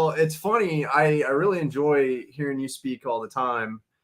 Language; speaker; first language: English; native; English